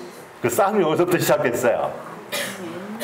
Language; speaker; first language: Korean; native; Korean